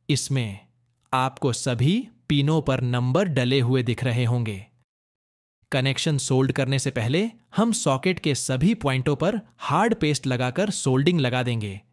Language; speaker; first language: Hindi; native; Hindi